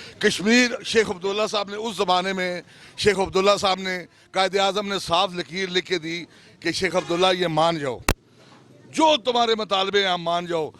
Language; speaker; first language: Urdu; non-native, local second language; Punjabi